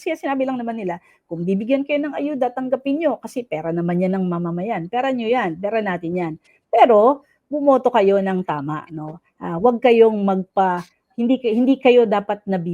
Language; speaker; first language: Filipino; non-native, local second language; Cebuano